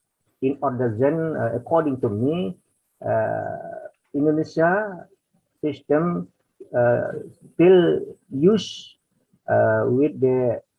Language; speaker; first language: English; non-native, learner; Indonesian